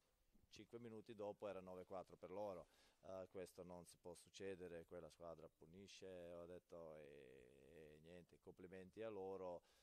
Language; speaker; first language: Italian; non-native, fluent; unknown